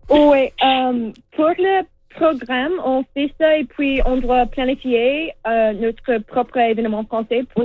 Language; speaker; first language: French; non-native, learner; English